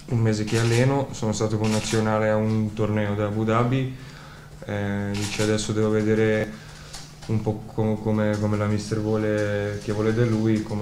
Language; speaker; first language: Italian; non-native, learner; Croatian